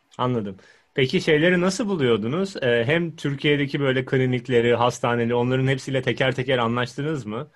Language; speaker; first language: Turkish; native; Turkish